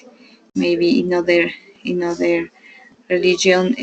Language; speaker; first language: English; non-native, learner; Spanish